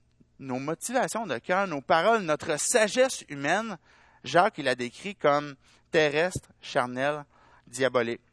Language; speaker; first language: French; native; French